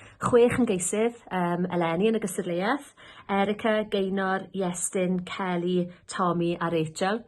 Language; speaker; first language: Welsh; native; Welsh